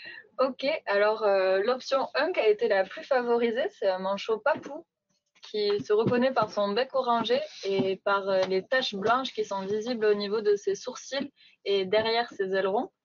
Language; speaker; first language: French; native; French